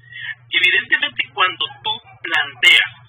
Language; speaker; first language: Spanish; native; Spanish